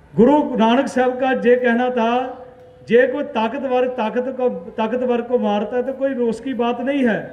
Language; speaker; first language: Hindi; non-native, local second language; Punjabi